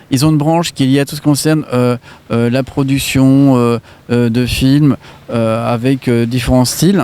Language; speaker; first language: French; native; French